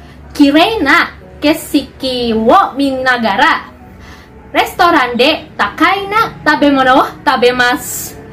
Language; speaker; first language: Japanese; non-native, learner; Indonesian